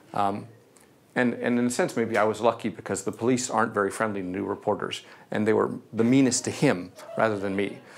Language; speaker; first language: English; native; English